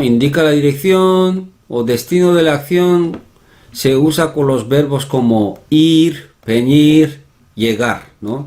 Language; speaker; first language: Spanish; non-native, fluent; Korean